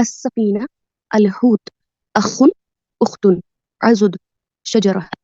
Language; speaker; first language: Arabic; non-native, learner; Urdu